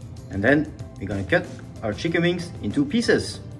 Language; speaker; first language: English; non-native, fluent; French